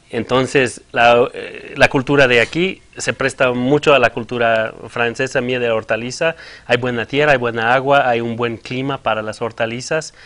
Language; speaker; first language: Spanish; non-native, fluent; French